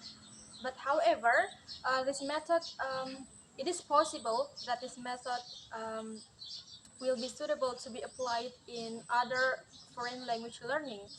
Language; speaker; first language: English; non-native, learner; Indonesian